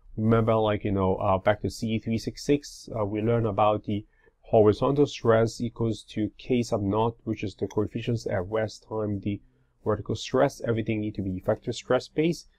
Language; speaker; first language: English; non-native, fluent; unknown